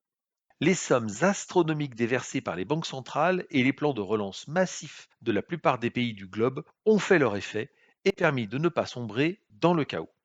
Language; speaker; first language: French; native; French